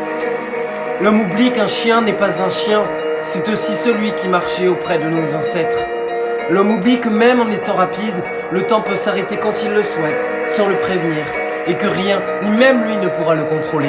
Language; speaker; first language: French; native; French